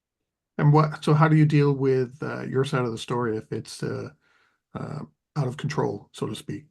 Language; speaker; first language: English; native; English